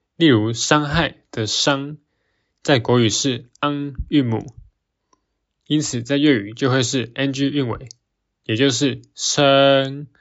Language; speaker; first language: Chinese; native; Chinese